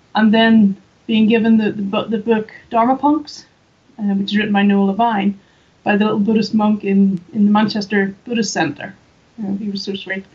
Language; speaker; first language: English; native; English